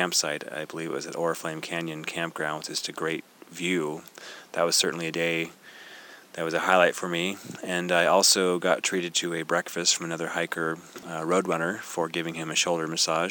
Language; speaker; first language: English; native; English